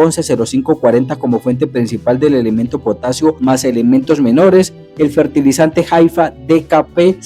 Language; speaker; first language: Spanish; native; Spanish